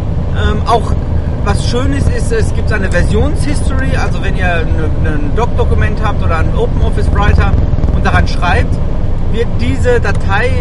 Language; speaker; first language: German; native; German